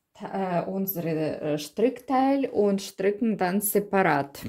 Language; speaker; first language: German; non-native, learner; Russian